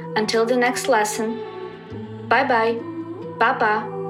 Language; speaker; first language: English; non-native, fluent; Ukrainian